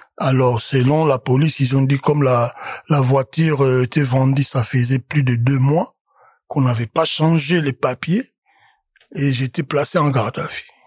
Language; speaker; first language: French; non-native, local second language; Lingala